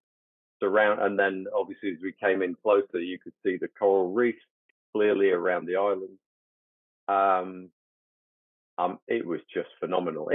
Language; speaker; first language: English; native; English